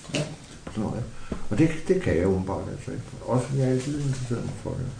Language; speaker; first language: Danish; native; Danish